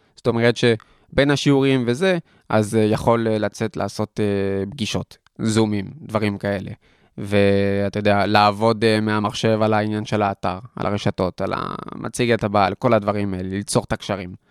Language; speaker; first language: Hebrew; non-native, fluent; French